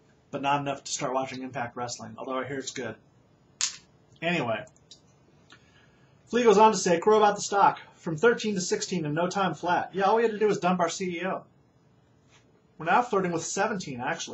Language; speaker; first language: English; native; English